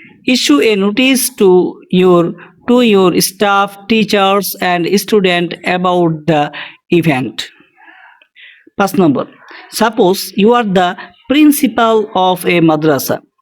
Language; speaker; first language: English; non-native, local second language; Bangla